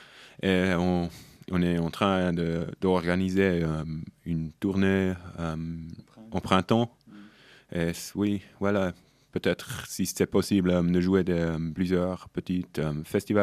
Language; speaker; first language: French; non-native, local second language; German